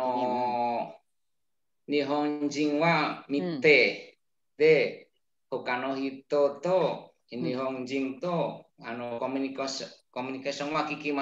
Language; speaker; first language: Japanese; non-native, learner; Indonesian